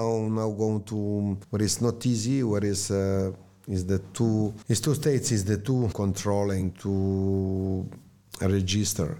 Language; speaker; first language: English; non-native, learner; Slovenian